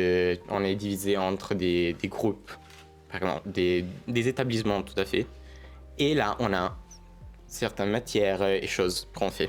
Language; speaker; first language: French; non-native, learner; Italian